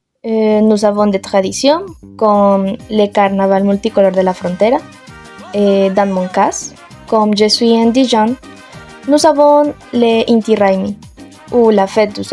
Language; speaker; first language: French; non-native, learner; Spanish